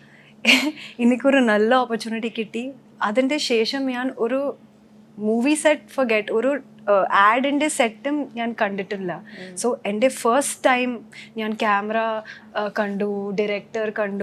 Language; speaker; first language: Malayalam; non-native, local second language; Hindi